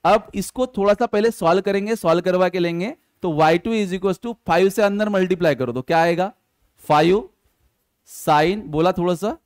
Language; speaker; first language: Hindi; non-native, local second language; Marathi